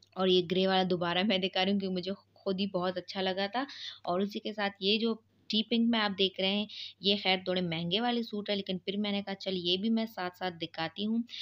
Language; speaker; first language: Urdu; native; Urdu